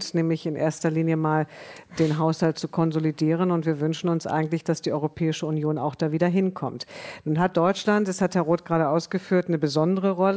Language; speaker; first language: German; native; German